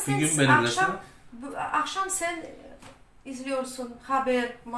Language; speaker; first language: Turkish; non-native, learner; Russian